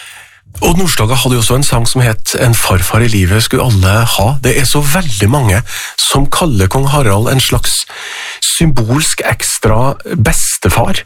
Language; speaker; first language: Norwegian; native; Norwegian